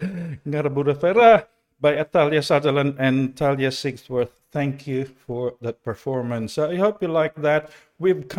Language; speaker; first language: English; non-native, local second language; Cebuano